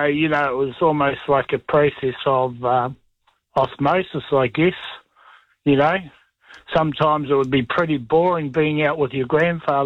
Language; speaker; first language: English; native; English